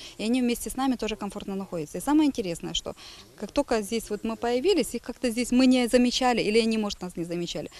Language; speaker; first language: Russian; native; Russian